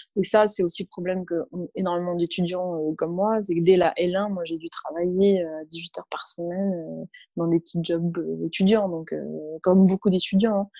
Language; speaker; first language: French; early bilingual, other home language; Arabic